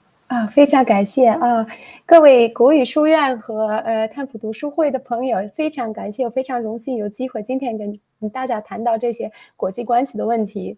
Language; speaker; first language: Chinese; non-native, fluent; Latvian